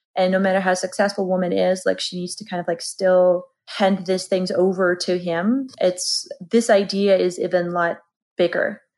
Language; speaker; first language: English; non-native, fluent; Georgian